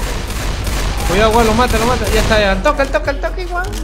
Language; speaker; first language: Spanish; native; Spanish